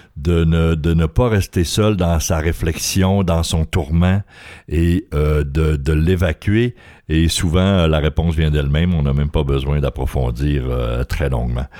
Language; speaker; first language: French; native; French